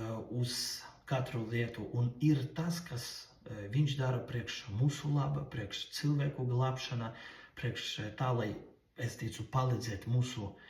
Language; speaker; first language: Latvian; non-native, local second language; Russian